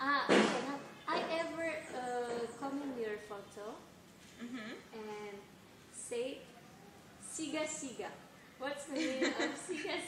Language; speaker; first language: English; non-native, learner; Nias